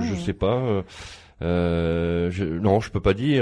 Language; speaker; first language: French; native; French